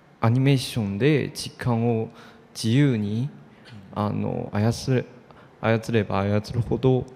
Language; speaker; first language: Japanese; non-native, fluent; Chinese